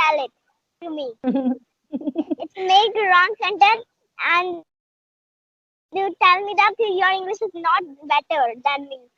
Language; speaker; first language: English; non-native, learner; Hindi